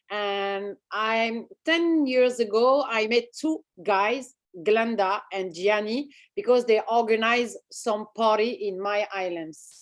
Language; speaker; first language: English; non-native, fluent; French